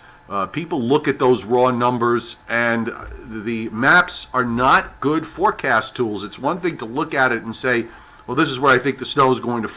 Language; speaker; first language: English; native; English